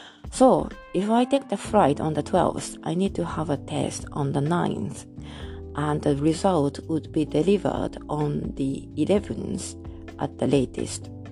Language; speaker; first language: English; non-native, fluent; Japanese